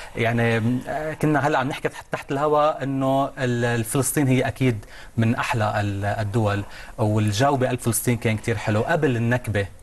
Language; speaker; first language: Arabic; native; Arabic